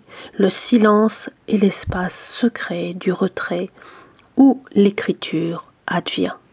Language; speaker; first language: French; native; French